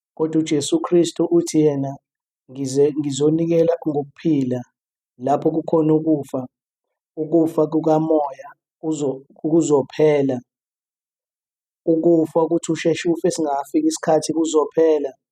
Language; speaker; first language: Zulu; native; Zulu